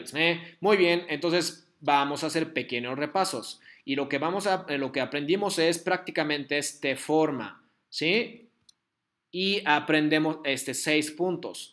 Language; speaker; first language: Spanish; non-native, fluent; Japanese